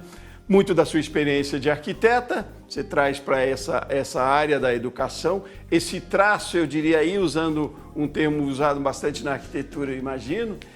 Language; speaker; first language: Portuguese; native; Portuguese